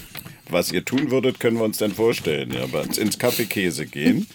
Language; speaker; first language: German; native; German